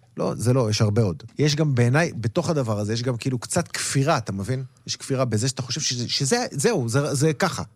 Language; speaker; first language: Hebrew; native; Hebrew